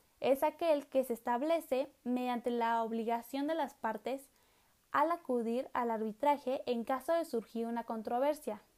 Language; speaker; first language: Spanish; native; Spanish